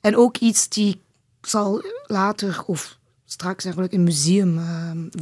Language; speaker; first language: Dutch; non-native, learner; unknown